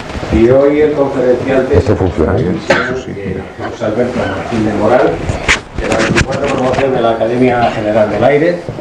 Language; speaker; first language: Spanish; native; Spanish